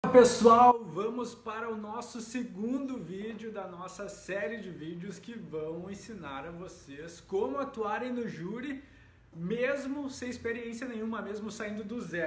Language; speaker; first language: Portuguese; native; Portuguese